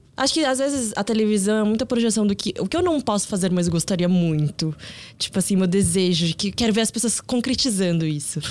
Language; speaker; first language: Portuguese; early bilingual, other home language; Korean